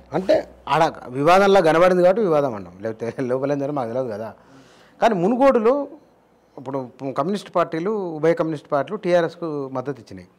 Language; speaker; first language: Telugu; native; Telugu